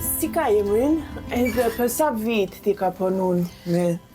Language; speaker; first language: Albanian; non-native, learner; English